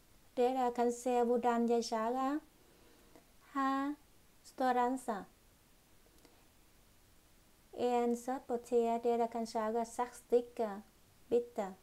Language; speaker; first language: Norwegian; non-native, learner; Vietnamese